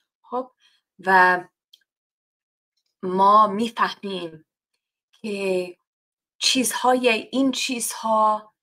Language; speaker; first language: Persian; non-native, fluent; English